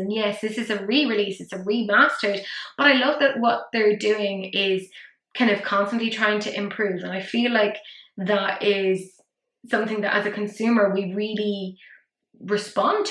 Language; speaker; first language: English; native; English